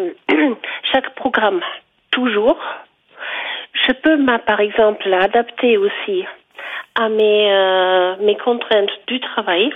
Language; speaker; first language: French; non-native, fluent; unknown